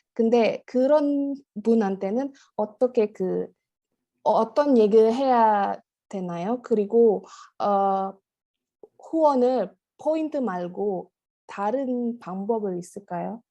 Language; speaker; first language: Korean; non-native, fluent; Indonesian